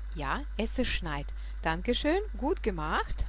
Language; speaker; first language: German; non-native, fluent; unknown